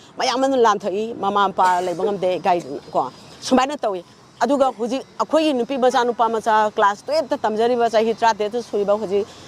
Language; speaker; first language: Manipuri; native; Manipuri